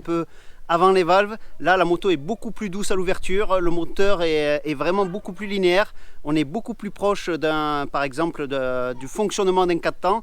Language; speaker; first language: French; native; French